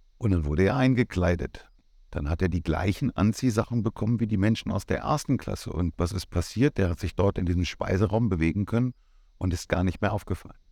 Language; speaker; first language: German; native; German